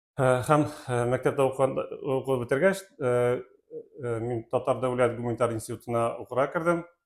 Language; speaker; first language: Tatar; native; Tatar